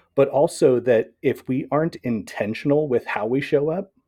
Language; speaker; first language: English; native; English